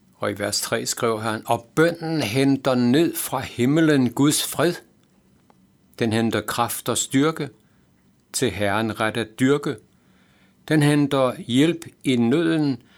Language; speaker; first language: Danish; native; Danish